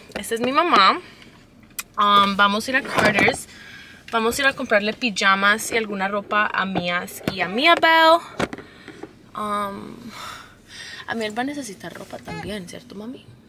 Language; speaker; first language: Spanish; early bilingual, heritage; Spanish